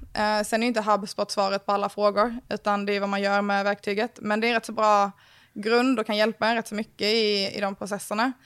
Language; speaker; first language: Swedish; native; Swedish